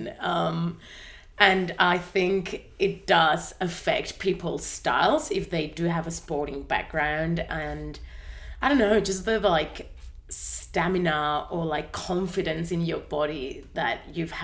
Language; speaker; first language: English; non-native, fluent; Spanish